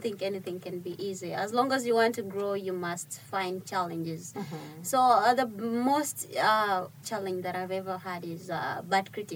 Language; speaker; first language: English; non-native, fluent; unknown